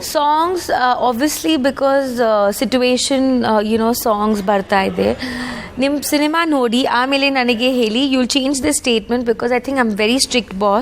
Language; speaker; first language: Kannada; non-native, learner; Punjabi